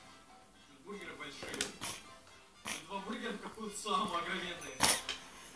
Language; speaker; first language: Russian; native; Russian